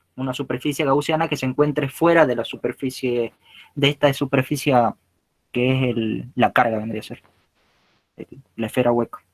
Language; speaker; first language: Spanish; native; Spanish